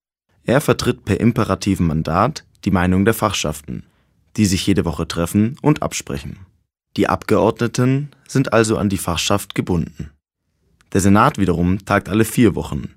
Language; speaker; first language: German; native; German